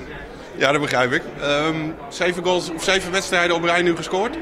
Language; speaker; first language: Dutch; native; Dutch